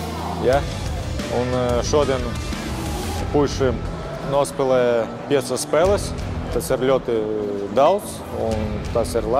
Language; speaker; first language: Latvian; non-native, local second language; Russian